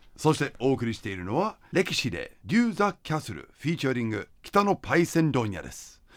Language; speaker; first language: Japanese; non-native, fluent; English